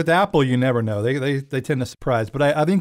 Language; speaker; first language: English; native; English